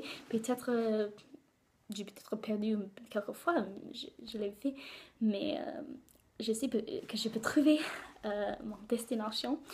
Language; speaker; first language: French; non-native, learner; English